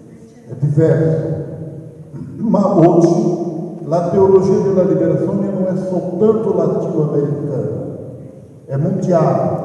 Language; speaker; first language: Italian; non-native, fluent; Portuguese